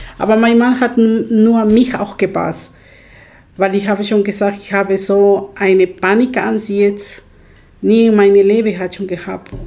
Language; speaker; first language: German; non-native, learner; Spanish